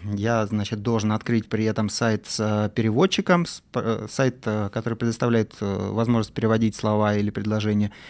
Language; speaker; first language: Russian; native; Russian